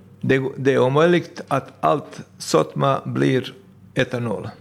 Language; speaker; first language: Swedish; non-native, fluent; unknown